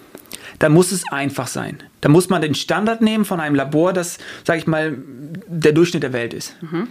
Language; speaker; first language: German; native; German